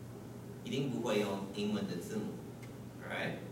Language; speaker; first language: Chinese; non-native, learner; English